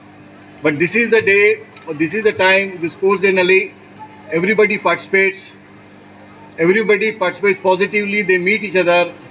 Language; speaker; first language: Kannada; non-native, fluent; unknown